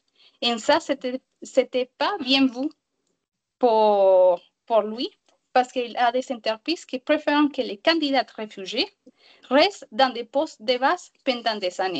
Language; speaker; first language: French; non-native, learner; Spanish